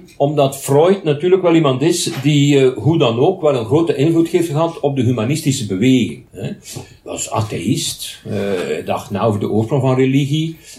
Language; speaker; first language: Dutch; native; Dutch